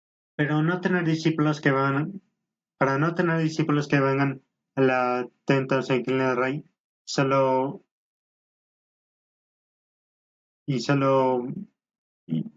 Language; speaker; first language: Spanish; native; Spanish